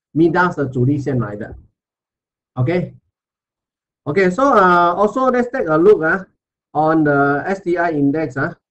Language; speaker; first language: English; non-native, local second language; Chinese